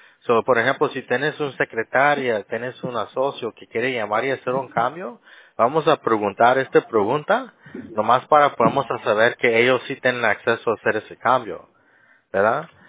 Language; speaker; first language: Spanish; early bilingual, heritage; Spanish